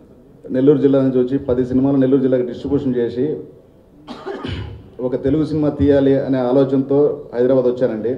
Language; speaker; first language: Telugu; native; Telugu